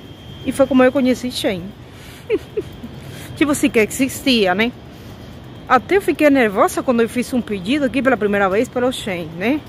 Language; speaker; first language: Portuguese; non-native, fluent; Spanish